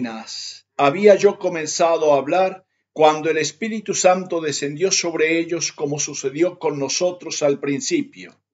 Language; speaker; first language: Spanish; native; Spanish